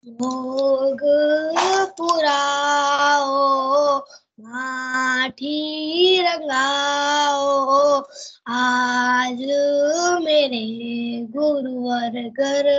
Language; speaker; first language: Hindi; native; Hindi